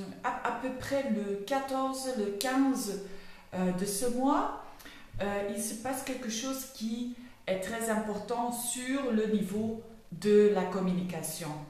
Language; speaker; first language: French; non-native, learner; Dutch